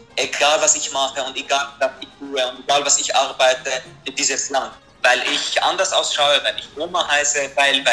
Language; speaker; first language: German; non-native, fluent; Arabic